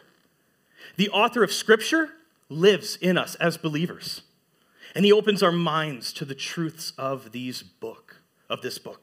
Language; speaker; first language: English; native; English